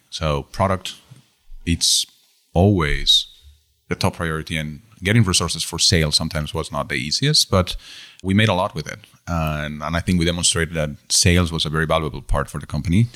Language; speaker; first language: English; non-native, fluent; Spanish